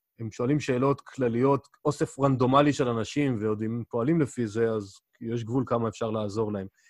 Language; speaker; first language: Hebrew; native; Hebrew